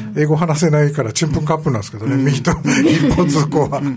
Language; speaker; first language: Japanese; native; Japanese